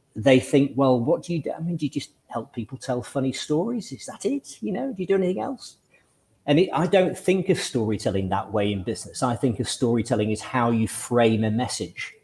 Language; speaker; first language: English; native; English